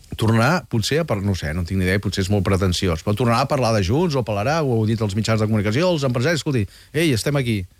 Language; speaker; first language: Catalan; native; Catalan